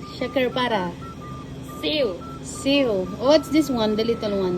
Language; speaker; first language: English; non-native, local second language; Filipino